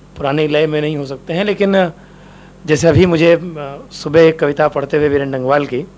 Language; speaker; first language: Hindi; native; Hindi